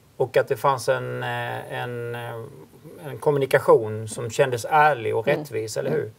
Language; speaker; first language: Swedish; native; Swedish